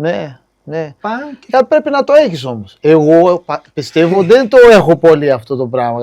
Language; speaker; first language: Greek; non-native, fluent; Portuguese